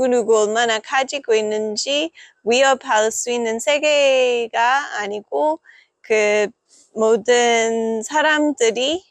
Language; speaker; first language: Korean; non-native, fluent; English